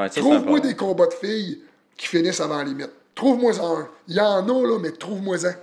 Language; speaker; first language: French; native; French